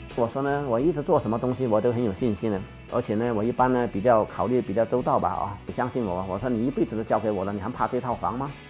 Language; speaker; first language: Chinese; non-native, local second language; Hakka Chinese